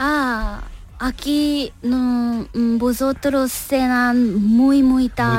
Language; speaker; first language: Spanish; non-native, learner; Korean